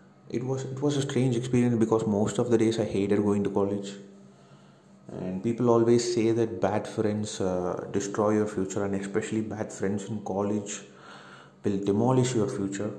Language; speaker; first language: English; non-native, local second language; Tamil